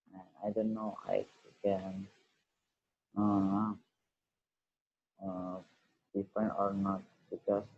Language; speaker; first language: English; non-native, learner; Indonesian